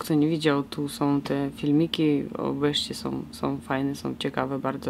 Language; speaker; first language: Polish; non-native, fluent; Russian